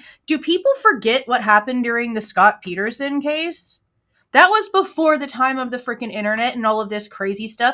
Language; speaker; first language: English; native; English